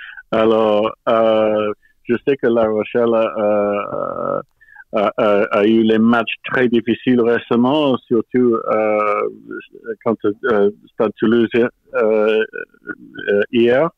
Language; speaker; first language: French; non-native, fluent; English